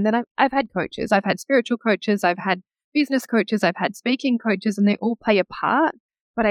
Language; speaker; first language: English; native; English